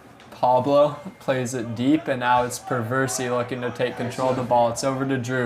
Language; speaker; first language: English; native; English